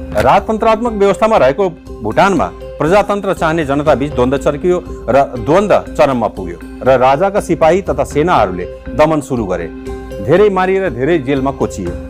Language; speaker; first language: Nepali; native; Nepali